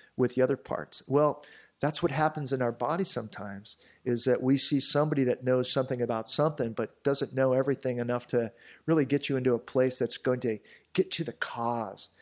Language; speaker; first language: English; native; English